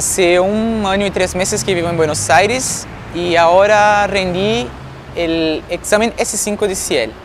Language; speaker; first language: Spanish; non-native, fluent; Portuguese